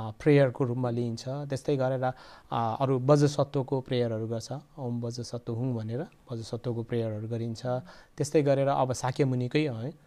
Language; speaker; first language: Nepali; non-native, local second language; Eastern Tamang